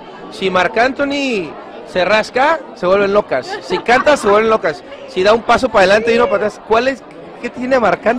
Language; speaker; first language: Spanish; native; Spanish